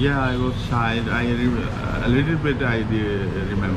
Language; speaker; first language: English; non-native, learner; Tamil